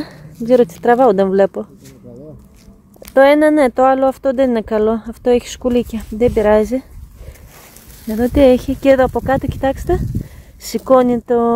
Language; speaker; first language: Greek; native; Greek